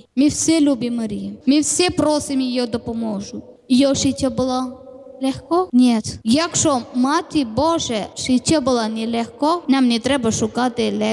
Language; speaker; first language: Ukrainian; non-native, learner; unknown